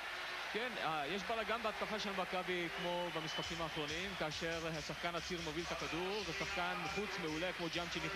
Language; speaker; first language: Hebrew; native; Hebrew